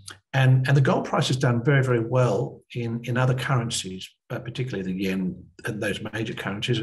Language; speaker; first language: English; native; English